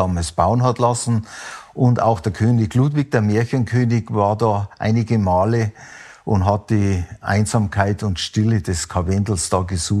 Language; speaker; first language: German; native; German